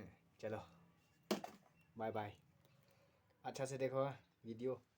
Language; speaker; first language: Hindi; non-native, local second language; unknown